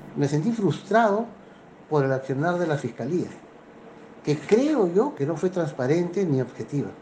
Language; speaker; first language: Spanish; native; Spanish